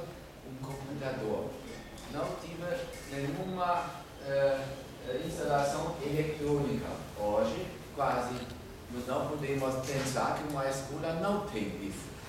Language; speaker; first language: Portuguese; non-native, fluent; German